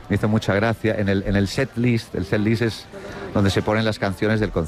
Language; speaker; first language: Spanish; native; Spanish